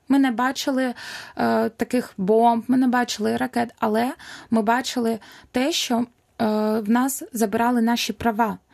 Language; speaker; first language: Ukrainian; non-native, local second language; Russian